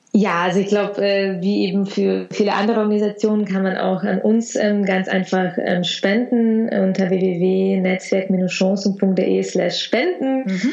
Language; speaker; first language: German; early bilingual, other home language; Russian